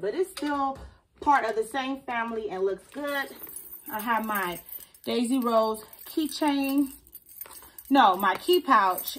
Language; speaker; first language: English; native; English